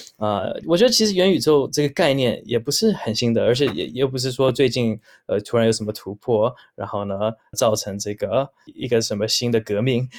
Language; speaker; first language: Chinese; early bilingual, heritage; Chinese